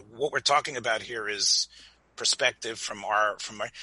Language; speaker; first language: English; native; English